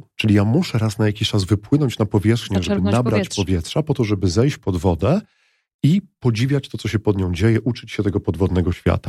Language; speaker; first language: Polish; native; Polish